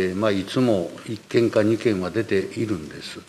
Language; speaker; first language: Japanese; native; Japanese